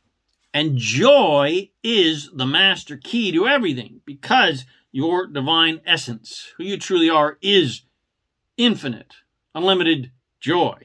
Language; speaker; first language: English; native; English